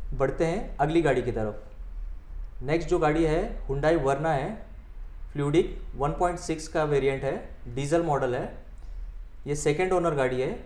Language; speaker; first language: Hindi; non-native, local second language; Marathi